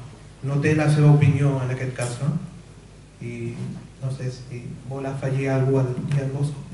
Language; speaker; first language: Catalan; early bilingual, other home language; Urdu